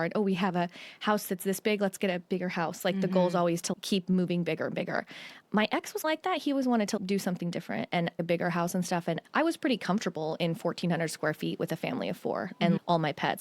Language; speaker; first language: English; native; English